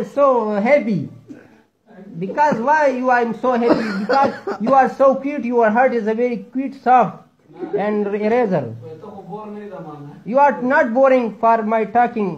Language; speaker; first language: English; non-native, learner; Urdu